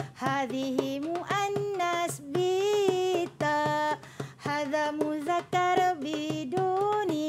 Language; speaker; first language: Arabic; non-native, fluent; Malay